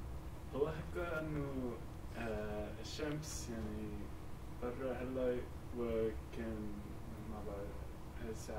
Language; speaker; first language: Arabic; non-native, learner; English